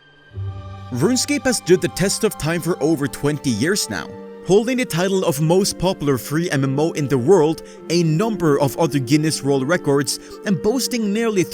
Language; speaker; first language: English; native; English